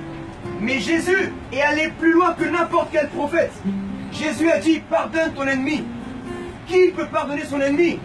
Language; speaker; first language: French; non-native, fluent; Spanish